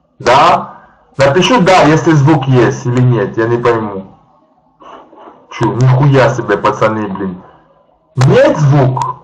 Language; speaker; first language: Russian; non-native, learner; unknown